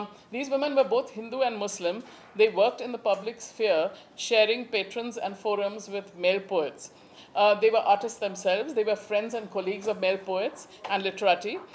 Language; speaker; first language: English; native; English